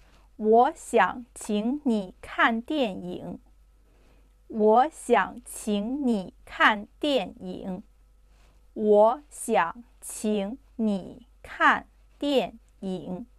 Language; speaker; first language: Chinese; non-native, fluent; Urdu